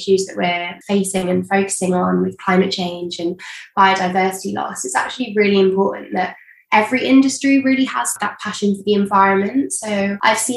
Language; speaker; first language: English; native; English